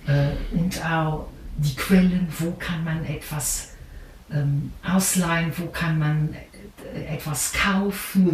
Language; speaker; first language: German; non-native, fluent; English